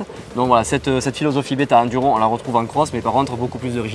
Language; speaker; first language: French; native; French